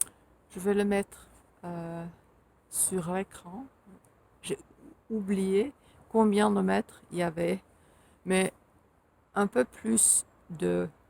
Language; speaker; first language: French; non-native, fluent; Finnish